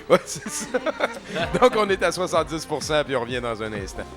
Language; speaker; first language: French; native; French